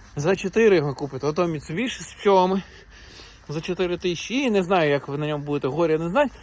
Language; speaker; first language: Ukrainian; native; Ukrainian